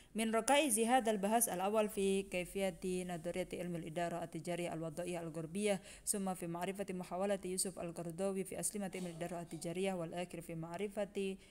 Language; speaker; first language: Arabic; non-native, fluent; Indonesian